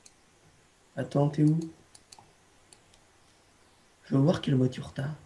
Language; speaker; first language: French; native; French